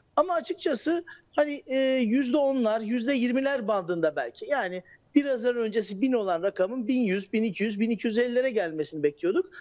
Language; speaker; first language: Turkish; native; Turkish